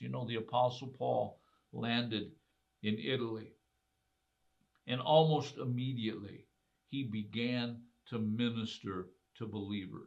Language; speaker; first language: English; native; English